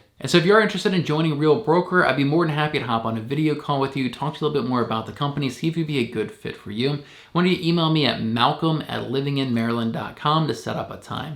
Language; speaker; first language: English; native; English